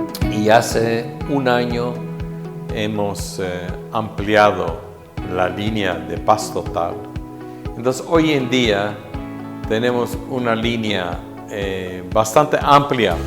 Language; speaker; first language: Spanish; non-native, fluent; Portuguese